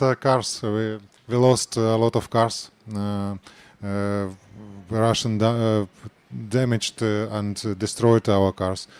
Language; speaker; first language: English; non-native, learner; Ukrainian